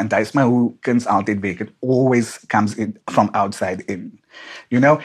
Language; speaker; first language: English; non-native, local second language; Afrikaans